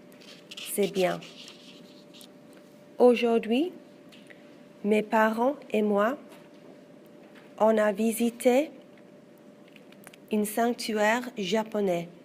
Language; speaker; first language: French; non-native, learner; English